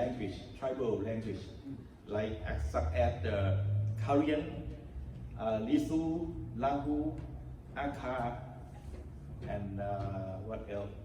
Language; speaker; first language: English; non-native, learner; Thai